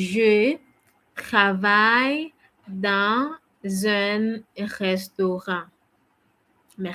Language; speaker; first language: French; non-native, fluent; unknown